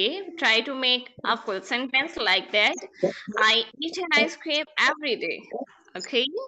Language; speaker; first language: English; non-native, fluent; Urdu